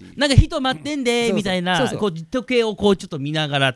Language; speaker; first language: Japanese; native; Japanese